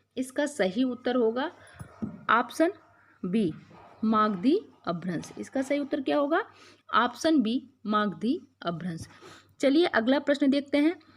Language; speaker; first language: Hindi; native; Hindi